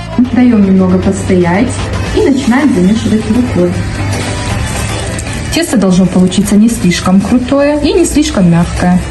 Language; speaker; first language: Russian; native; Russian